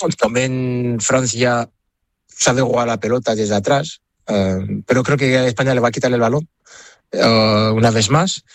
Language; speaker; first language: Spanish; non-native, fluent; French